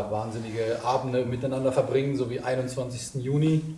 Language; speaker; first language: German; native; German